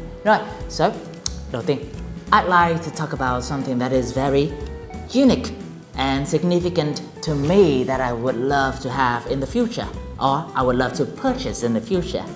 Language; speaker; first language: English; non-native, fluent; Vietnamese